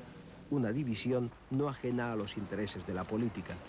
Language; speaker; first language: Spanish; native; Spanish